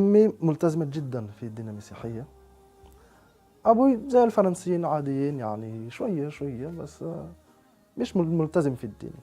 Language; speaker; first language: Arabic; non-native, fluent; French